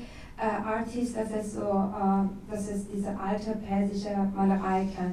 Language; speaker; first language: German; non-native, learner; Persian